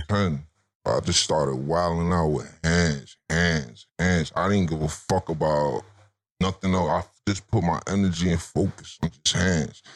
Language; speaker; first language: English; native; English